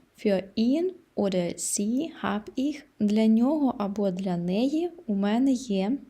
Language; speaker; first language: German; non-native, fluent; Ukrainian